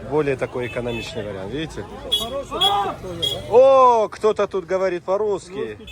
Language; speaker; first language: Russian; non-native, fluent; Tajik